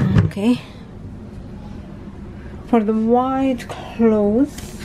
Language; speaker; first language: English; non-native, learner; Arabic